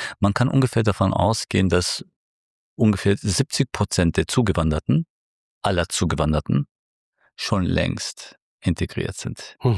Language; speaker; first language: German; early bilingual, other home language; Turkish